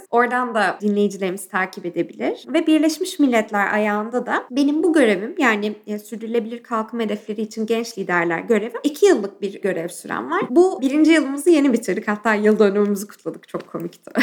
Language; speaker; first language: Turkish; native; Turkish